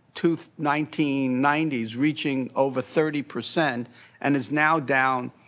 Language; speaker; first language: English; native; English